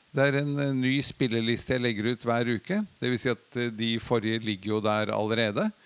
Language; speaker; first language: Norwegian; early bilingual, other home language; Latvian